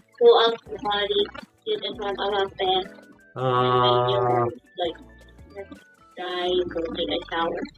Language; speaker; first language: English; non-native, fluent; Thai